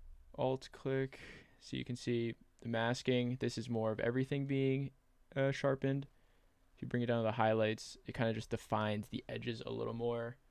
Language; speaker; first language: English; native; English